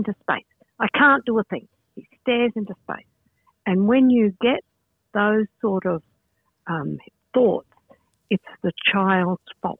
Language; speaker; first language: English; native; English